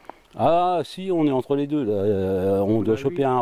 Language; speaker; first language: French; native; French